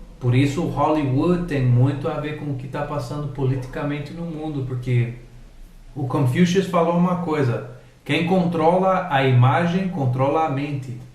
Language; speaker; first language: Portuguese; early bilingual, heritage; English